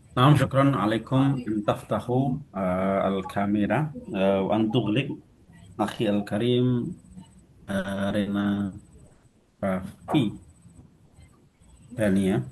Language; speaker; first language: Arabic; non-native, fluent; Indonesian